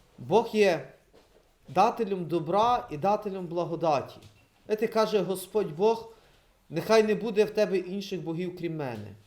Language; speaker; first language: Ukrainian; native; Ukrainian